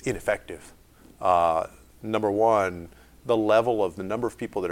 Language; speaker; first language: English; native; English